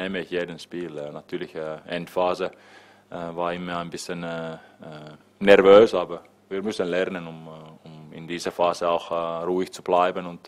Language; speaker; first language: German; non-native, fluent; Finnish